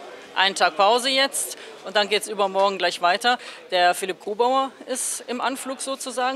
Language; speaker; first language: German; native; German